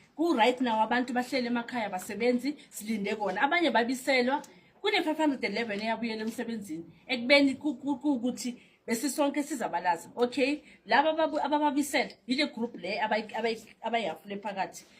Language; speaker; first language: Zulu; native; Zulu